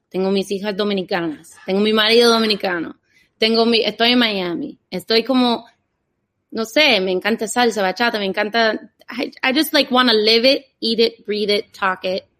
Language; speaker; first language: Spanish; non-native, fluent; English